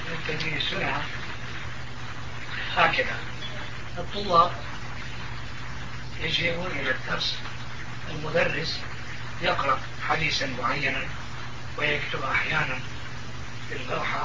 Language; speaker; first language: Arabic; non-native, fluent; Turkish